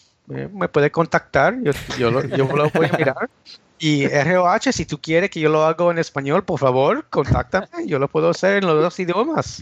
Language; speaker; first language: Spanish; early bilingual, heritage; English